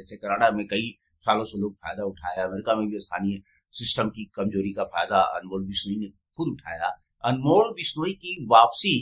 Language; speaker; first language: Hindi; native; Hindi